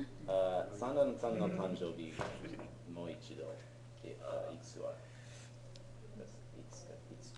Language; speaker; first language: Japanese; non-native, learner; English